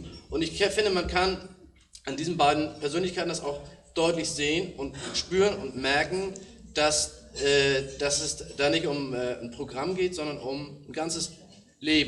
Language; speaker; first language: German; native; German